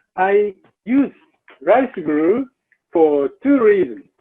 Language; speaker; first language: English; non-native, learner; Japanese